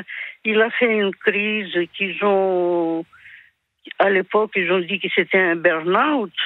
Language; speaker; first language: French; early bilingual, other home language; Greek